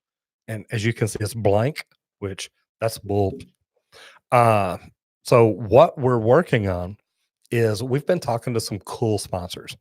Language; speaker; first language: English; native; English